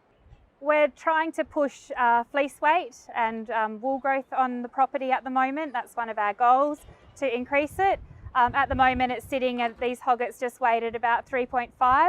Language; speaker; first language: English; native; English